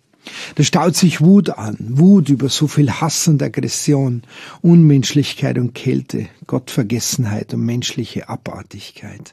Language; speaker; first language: German; native; German